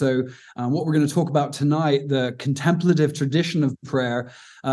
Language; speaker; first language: English; native; English